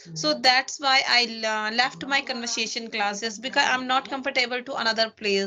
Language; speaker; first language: English; non-native, learner; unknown